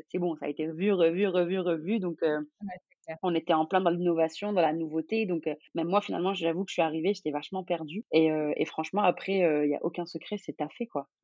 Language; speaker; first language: French; non-native, local second language; Arabic